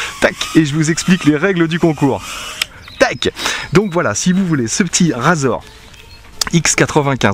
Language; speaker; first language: French; native; French